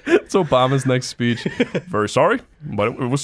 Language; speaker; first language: English; native; English